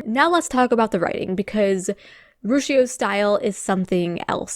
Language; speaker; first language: English; native; English